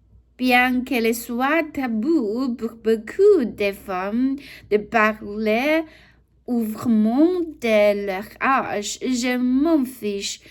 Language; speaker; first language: French; non-native, learner; Chinese